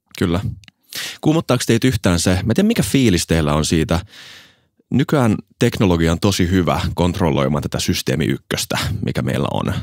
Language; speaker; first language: Finnish; native; Finnish